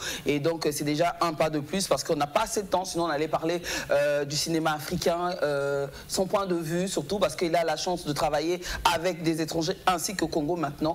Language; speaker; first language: French; native; French